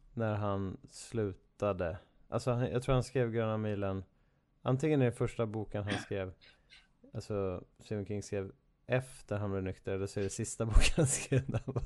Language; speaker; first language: Swedish; native; Swedish